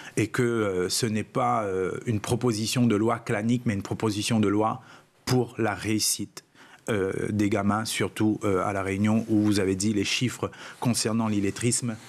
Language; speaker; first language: French; non-native, local second language; Réunion Creole French